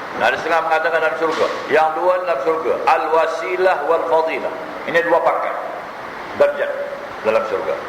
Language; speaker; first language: Malay; native; Malay